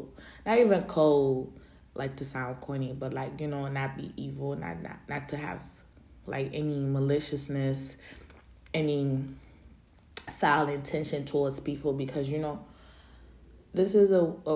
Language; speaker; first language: English; early bilingual, other home language; Haitian Creole